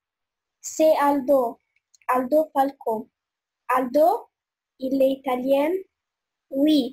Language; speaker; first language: French; non-native, learner; Albanian